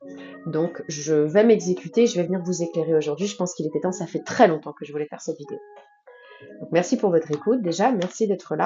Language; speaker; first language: French; native; French